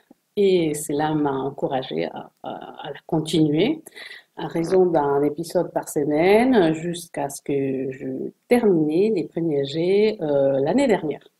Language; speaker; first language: French; non-native, fluent; Spanish